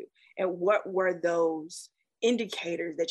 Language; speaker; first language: English; native; English